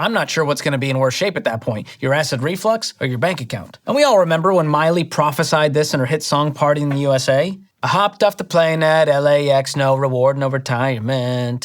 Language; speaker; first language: English; native; English